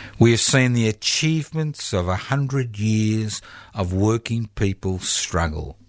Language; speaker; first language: English; early bilingual, other home language; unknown